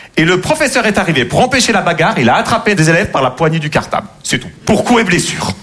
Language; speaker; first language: French; native; French